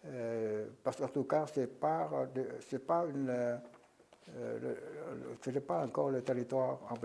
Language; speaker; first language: French; non-native, local second language; Vietnamese